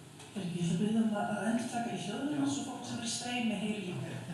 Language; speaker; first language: Icelandic; native; Icelandic